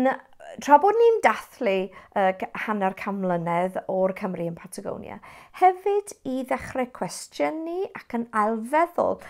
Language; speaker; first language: Welsh; non-native, fluent; English